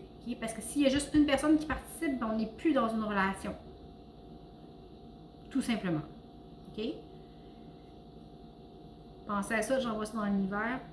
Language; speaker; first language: French; native; French